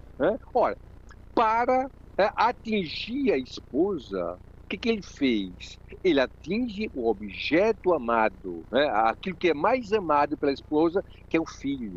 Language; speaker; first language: Portuguese; native; Portuguese